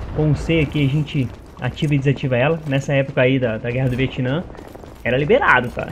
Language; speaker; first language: Portuguese; native; Portuguese